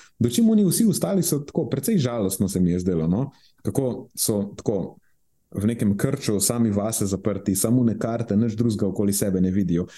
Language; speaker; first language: Slovenian; non-native, local second language; Serbian